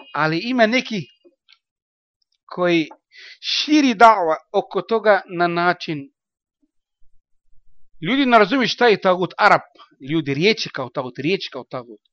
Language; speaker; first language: Croatian; non-native, learner; Arabic